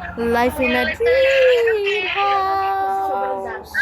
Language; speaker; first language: English; non-native, local second language; Filipino